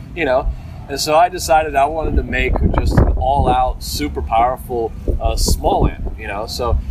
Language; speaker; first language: English; native; English